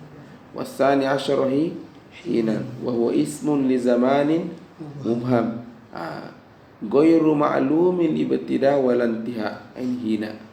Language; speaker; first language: Arabic; non-native, fluent; Indonesian